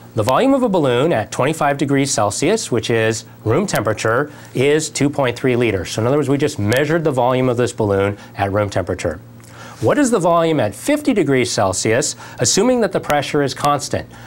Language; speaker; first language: English; native; English